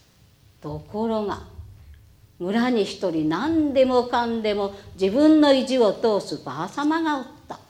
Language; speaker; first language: Japanese; native; Japanese